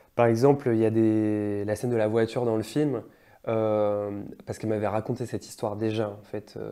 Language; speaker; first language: French; native; French